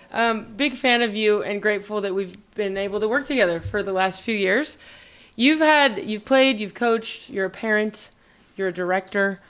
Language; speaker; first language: English; native; English